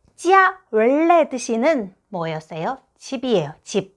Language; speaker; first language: Korean; non-native, fluent; Chinese